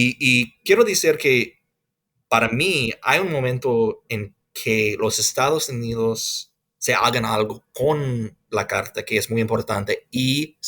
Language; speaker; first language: Spanish; non-native, fluent; English